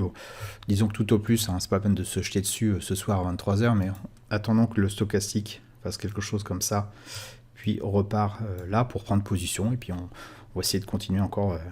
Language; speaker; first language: French; native; French